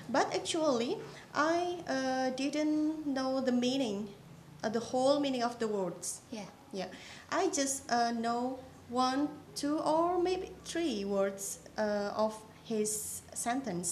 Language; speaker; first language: English; non-native, fluent; Indonesian